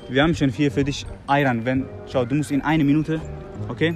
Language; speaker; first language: German; non-native, learner; Persian